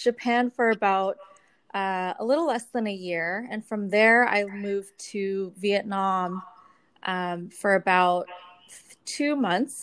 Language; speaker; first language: English; native; English